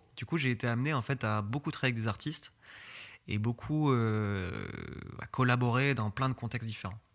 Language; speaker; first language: French; early bilingual, other home language; Persian